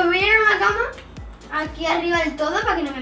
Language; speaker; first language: Spanish; native; Spanish